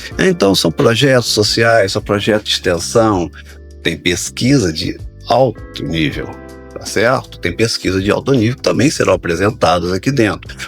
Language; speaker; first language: Portuguese; native; Portuguese